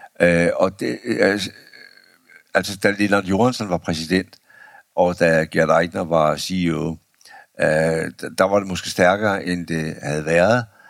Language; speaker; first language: Danish; native; Danish